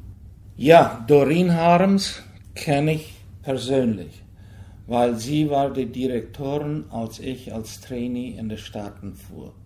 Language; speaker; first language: German; early bilingual, heritage; German